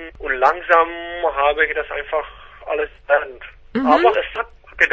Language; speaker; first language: German; non-native, fluent; Czech